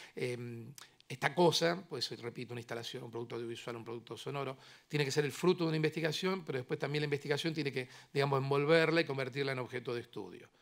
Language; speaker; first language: Spanish; native; Spanish